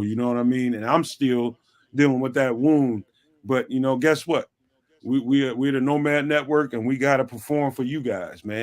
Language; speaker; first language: English; native; English